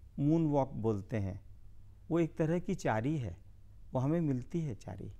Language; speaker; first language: Hindi; native; Hindi